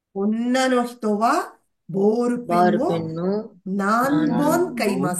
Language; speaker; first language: Japanese; non-native, fluent; Tamil